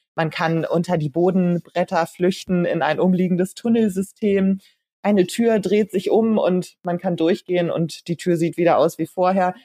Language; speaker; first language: German; native; German